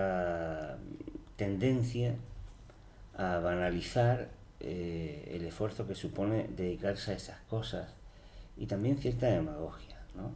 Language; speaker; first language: Spanish; native; Spanish